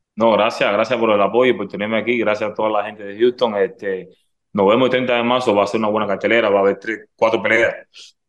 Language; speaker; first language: Spanish; native; Spanish